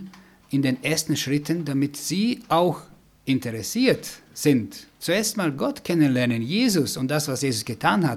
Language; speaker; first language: German; non-native, fluent; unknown